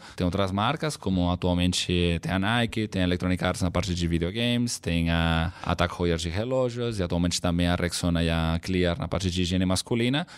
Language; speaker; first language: Portuguese; non-native, fluent; Catalan